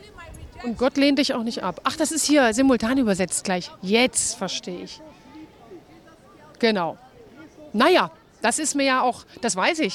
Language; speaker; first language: German; native; German